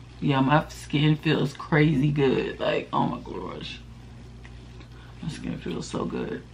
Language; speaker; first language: English; native; English